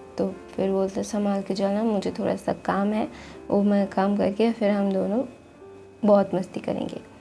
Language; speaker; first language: Hindi; non-native, local second language; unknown